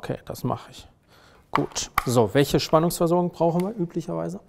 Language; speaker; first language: German; native; German